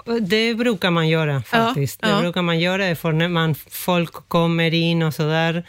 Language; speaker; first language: Swedish; non-native, fluent; Spanish